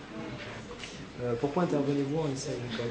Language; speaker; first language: French; native; French